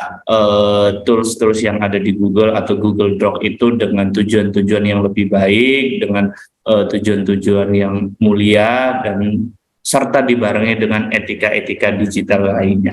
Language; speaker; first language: Indonesian; native; Indonesian